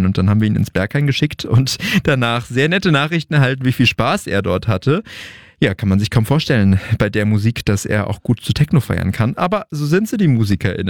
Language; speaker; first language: German; native; German